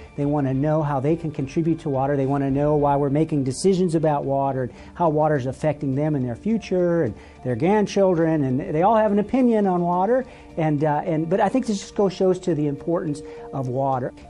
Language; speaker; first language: English; native; English